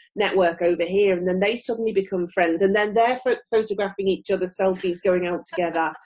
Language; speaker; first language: English; native; English